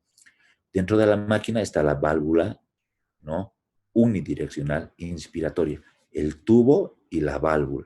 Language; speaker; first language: Spanish; native; Spanish